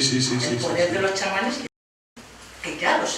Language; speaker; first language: Spanish; native; Spanish